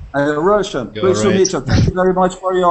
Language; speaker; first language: English; non-native, learner; Russian